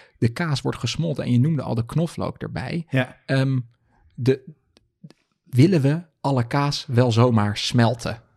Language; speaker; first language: Dutch; native; Dutch